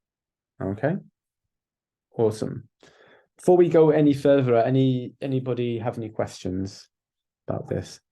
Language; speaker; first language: English; native; English